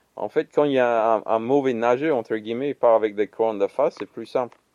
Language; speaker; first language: French; non-native, fluent; English